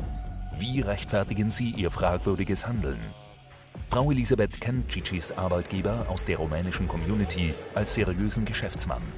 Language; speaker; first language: German; native; German